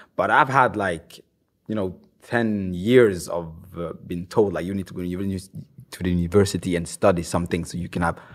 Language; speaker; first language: English; non-native, fluent; Swahili